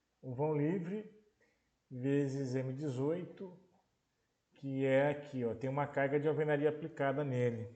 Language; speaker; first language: Portuguese; native; Portuguese